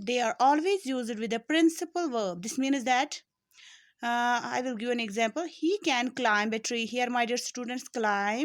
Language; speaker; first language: English; non-native, local second language; Urdu